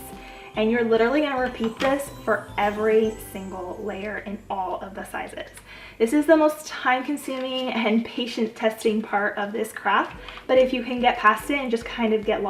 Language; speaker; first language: English; native; English